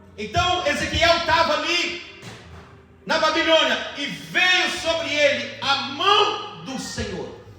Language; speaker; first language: Portuguese; native; Portuguese